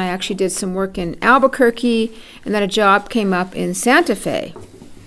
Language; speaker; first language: English; native; English